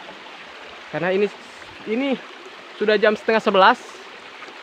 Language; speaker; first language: Indonesian; native; Indonesian